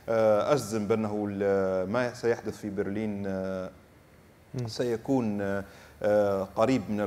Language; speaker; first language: Arabic; native; Arabic